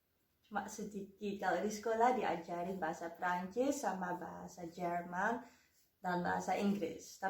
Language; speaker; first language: Indonesian; early bilingual, heritage; Indonesian